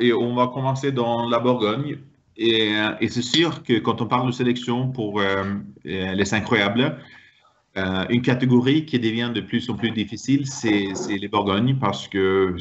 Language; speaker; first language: French; non-native, fluent; Swedish